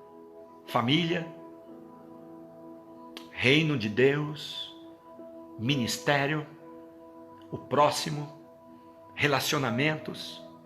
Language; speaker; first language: Portuguese; native; Portuguese